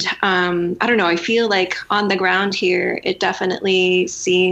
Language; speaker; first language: English; native; English